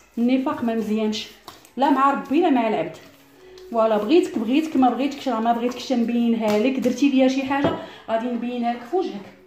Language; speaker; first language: Arabic; early bilingual, heritage; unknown